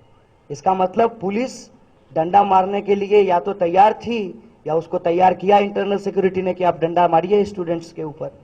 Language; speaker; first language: Hindi; native; Hindi